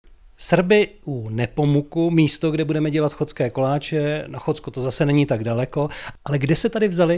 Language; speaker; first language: Czech; native; Czech